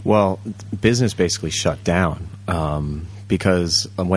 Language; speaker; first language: English; early bilingual, other home language; Japanese